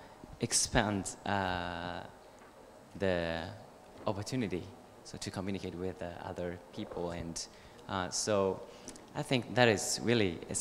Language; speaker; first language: English; non-native, learner; Japanese